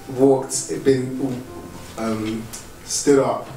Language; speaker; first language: English; non-native, fluent; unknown